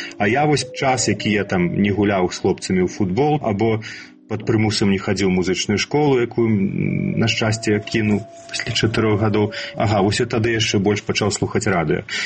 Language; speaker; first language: Belarusian; non-native, local second language; Russian